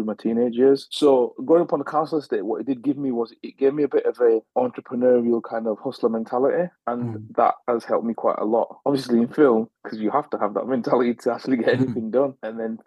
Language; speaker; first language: English; native; English